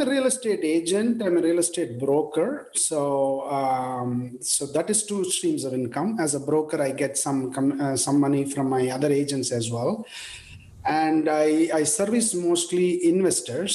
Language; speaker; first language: English; non-native, local second language; Tamil